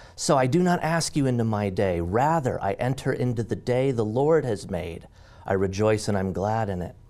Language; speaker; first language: English; native; English